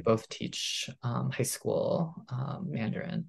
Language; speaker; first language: English; early bilingual, other home language; Min Nan Chinese